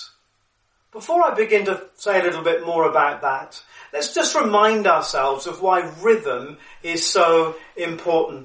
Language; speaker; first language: English; native; English